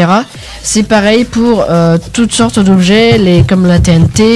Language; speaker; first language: French; native; French